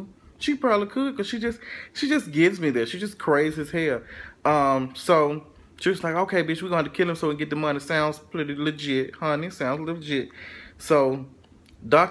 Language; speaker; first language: English; native; English